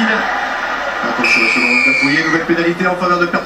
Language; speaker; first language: French; native; French